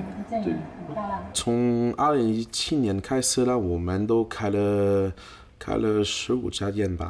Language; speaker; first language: Chinese; non-native, fluent; French